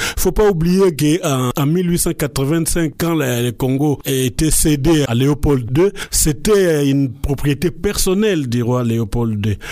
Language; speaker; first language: French; non-native, local second language; Lingala